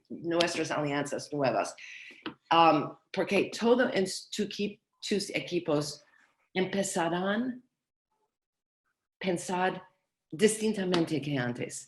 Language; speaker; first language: Spanish; non-native, learner; English